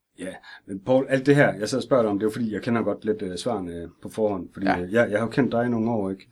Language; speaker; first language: Danish; native; Danish